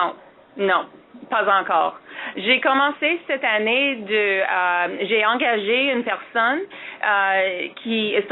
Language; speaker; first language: French; non-native, fluent; English